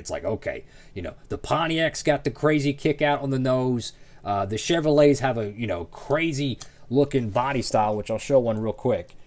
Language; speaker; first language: English; native; English